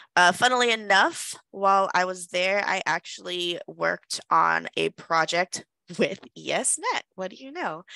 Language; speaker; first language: English; native; English